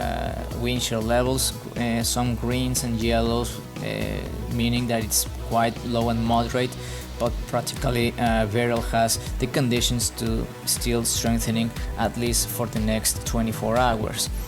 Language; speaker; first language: English; non-native, fluent; Spanish